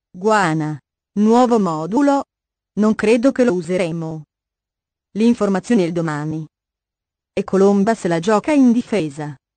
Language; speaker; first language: Italian; native; Italian